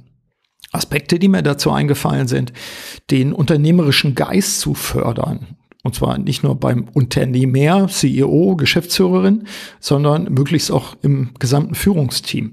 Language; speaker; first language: German; native; German